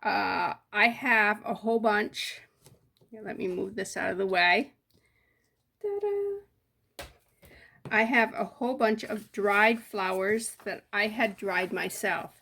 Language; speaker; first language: English; native; English